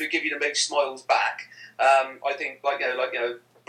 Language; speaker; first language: English; native; English